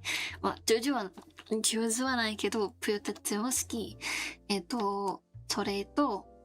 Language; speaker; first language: Japanese; non-native, learner; Korean